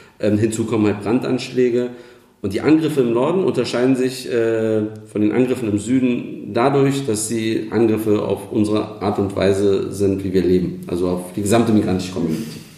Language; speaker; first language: German; early bilingual, other home language; Turkish